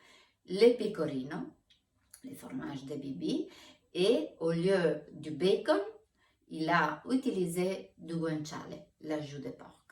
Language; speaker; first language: French; non-native, fluent; Italian